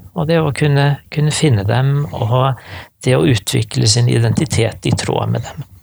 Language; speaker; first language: Norwegian; native; Norwegian